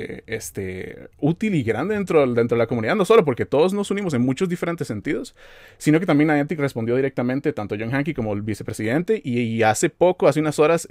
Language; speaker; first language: Spanish; native; Spanish